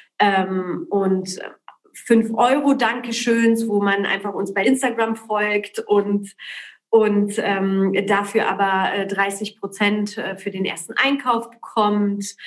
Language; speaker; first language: German; early bilingual, other home language; Polish